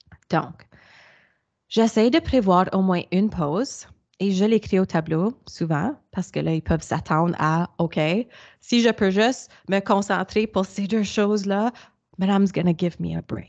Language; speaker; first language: French; native; French